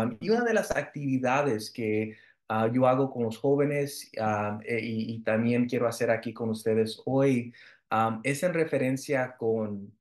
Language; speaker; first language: Spanish; early bilingual, heritage; Spanish